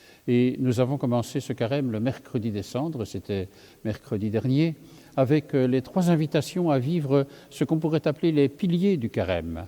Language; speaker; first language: French; native; French